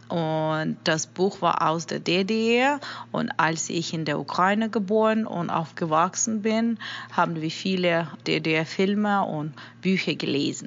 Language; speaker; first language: German; non-native, fluent; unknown